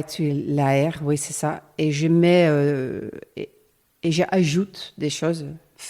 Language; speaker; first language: French; non-native, learner; Dutch